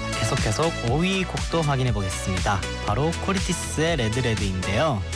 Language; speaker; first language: Korean; non-native, fluent; Japanese